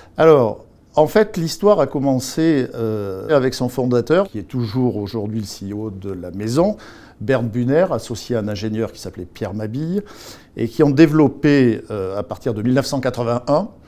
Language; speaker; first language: French; native; French